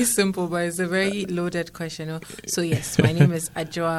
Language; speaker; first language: English; non-native, local second language; Akan